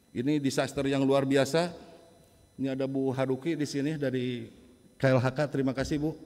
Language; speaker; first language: Indonesian; native; Indonesian